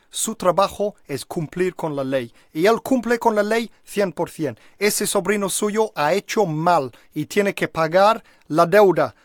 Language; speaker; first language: Spanish; non-native, fluent; English